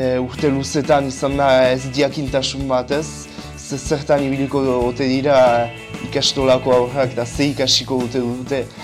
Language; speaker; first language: Basque; non-native, local second language; French